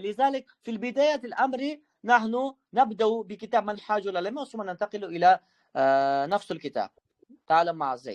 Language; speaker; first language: Arabic; non-native, fluent; Uzbek